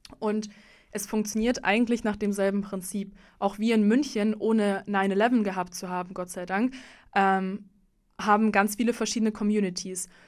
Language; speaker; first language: German; early bilingual, other home language; Russian